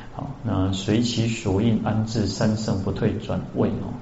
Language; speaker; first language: Chinese; native; Chinese